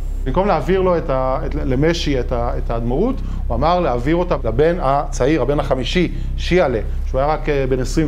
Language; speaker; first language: Hebrew; native; Hebrew